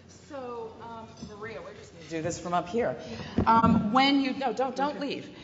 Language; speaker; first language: English; native; English